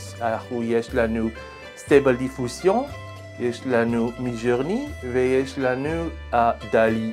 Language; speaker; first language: Hebrew; non-native, learner; Swedish